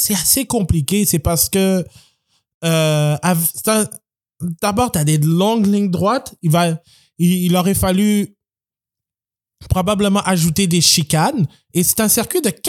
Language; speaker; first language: French; native; French